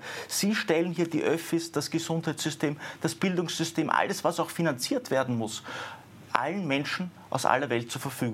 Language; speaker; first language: German; native; German